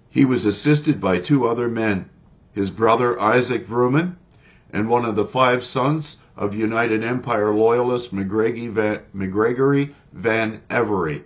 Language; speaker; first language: English; native; English